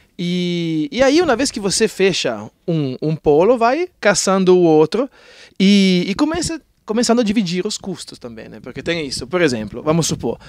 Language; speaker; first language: Portuguese; non-native, fluent; Italian